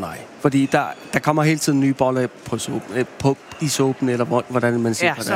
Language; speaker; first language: Danish; non-native, local second language; Kalaallisut